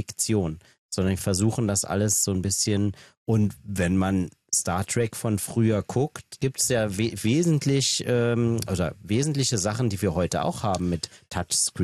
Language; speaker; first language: German; native; German